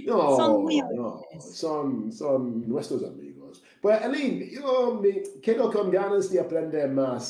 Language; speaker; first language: Spanish; non-native, fluent; English